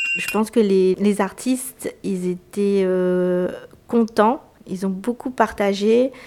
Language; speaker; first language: French; native; French